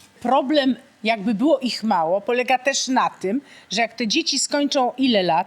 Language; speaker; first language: Polish; native; Polish